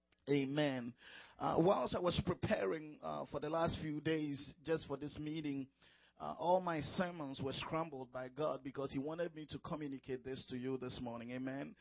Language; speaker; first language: English; non-native, local second language; Akan